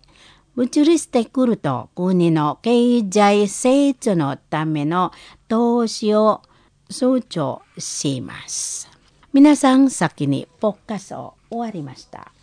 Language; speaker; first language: Japanese; non-native, fluent; Indonesian